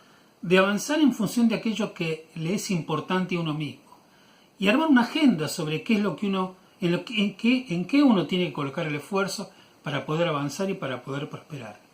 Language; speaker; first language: Spanish; native; Spanish